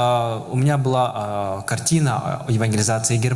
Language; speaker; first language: Russian; native; Russian